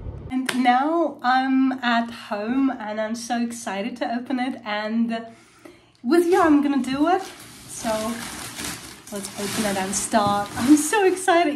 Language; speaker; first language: English; non-native, fluent; Azerbaijani